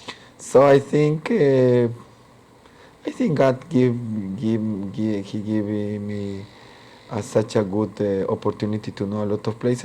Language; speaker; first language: English; non-native, local second language; Spanish